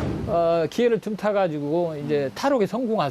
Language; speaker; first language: Korean; native; Korean